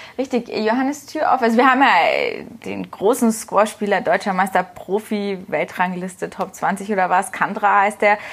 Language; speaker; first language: German; native; German